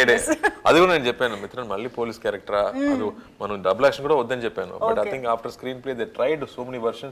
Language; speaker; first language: Telugu; non-native, local second language; Tamil